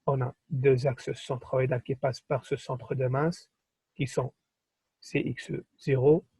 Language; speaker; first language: French; non-native, local second language; Arabic